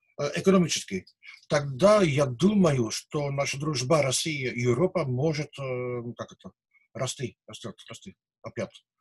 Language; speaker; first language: Russian; non-native, learner; Dutch